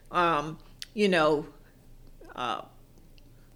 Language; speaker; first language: English; native; English